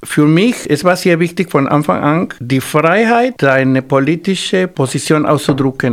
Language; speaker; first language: German; non-native, fluent; Spanish